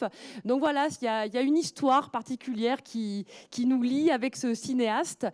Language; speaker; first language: French; native; French